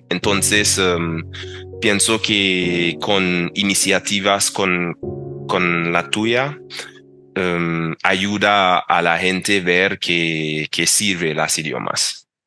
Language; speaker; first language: Spanish; non-native, fluent; English